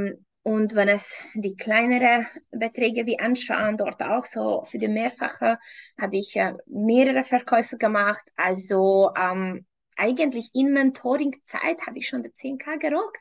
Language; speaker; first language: German; non-native, fluent; Hungarian